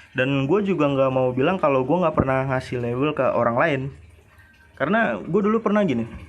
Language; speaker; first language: Indonesian; native; Indonesian